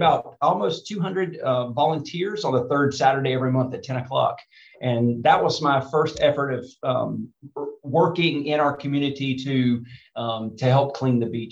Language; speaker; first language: English; native; English